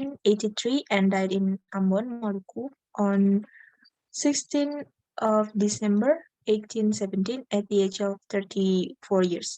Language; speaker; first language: English; non-native, learner; Indonesian